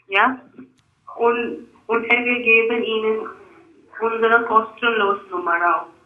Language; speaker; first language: German; non-native, learner; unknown